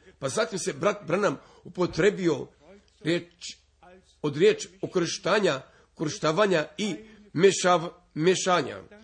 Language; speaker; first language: Serbian; early bilingual, heritage; Serbian